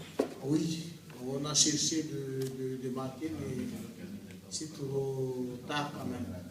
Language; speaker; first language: French; non-native, local second language; Malagasy